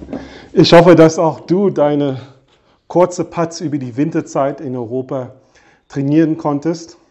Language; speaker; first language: German; non-native, fluent; English